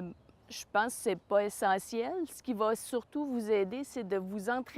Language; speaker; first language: French; native; French